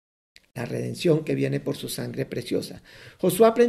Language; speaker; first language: Spanish; native; Spanish